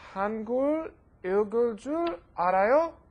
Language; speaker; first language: Korean; non-native, learner; English